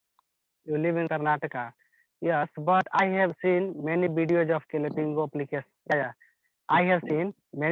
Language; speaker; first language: English; non-native, learner; Hindi